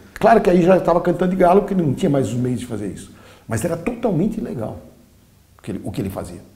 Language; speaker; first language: Portuguese; early bilingual, other home language; Polish